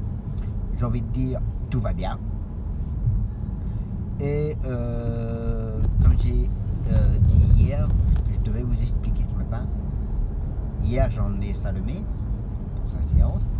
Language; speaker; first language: French; native; French